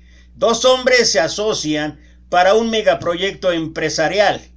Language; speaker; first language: Spanish; native; Spanish